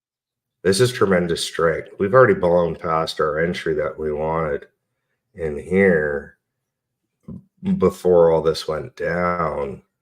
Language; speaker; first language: English; native; English